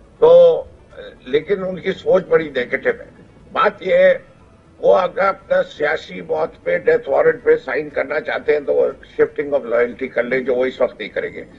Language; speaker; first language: Urdu; native; Urdu